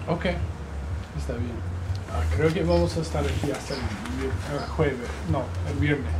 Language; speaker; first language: Spanish; non-native, fluent; English